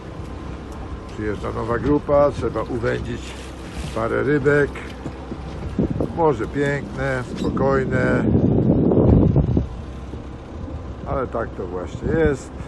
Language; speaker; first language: Polish; native; Polish